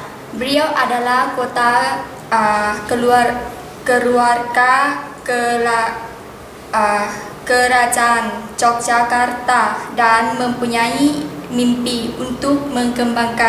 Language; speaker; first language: Indonesian; non-native, learner; Lao